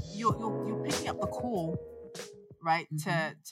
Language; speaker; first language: English; native; English